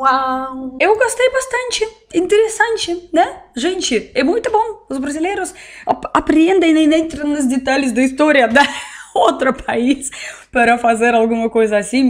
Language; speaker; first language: Portuguese; non-native, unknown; Russian